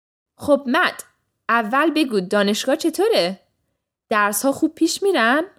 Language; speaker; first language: Persian; early bilingual, heritage; Persian